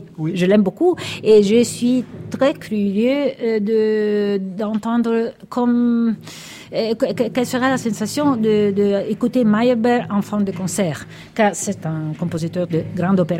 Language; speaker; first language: French; non-native, fluent; Italian